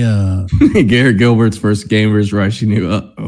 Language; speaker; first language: English; native; English